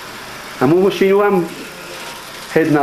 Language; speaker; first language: Persian; non-native, learner; English